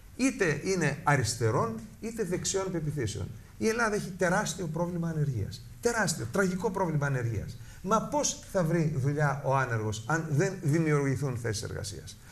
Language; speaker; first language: Greek; native; Greek